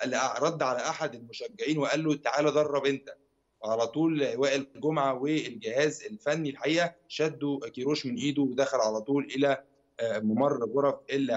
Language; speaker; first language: Arabic; native; Arabic